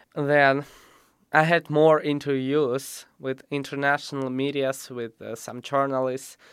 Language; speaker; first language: English; non-native, fluent; Russian